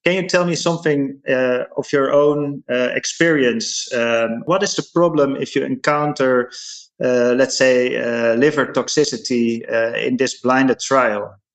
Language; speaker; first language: English; non-native, fluent; Dutch